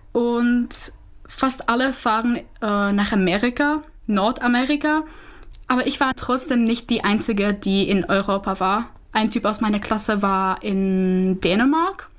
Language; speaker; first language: German; non-native, fluent; Czech